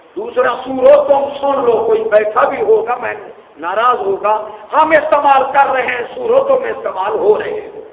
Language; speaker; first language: Urdu; non-native, local second language; Punjabi